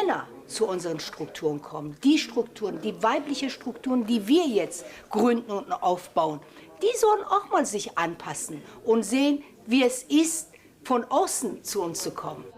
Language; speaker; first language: German; non-native, fluent; Persian